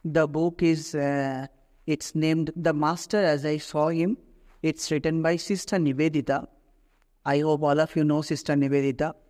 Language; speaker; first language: English; non-native, local second language; Bangla